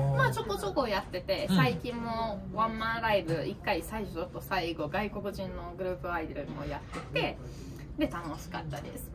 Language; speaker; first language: Japanese; non-native, fluent; Italian